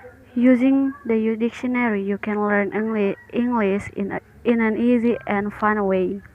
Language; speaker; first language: English; non-native, learner; Indonesian